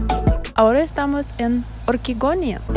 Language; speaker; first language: Spanish; non-native, fluent; Russian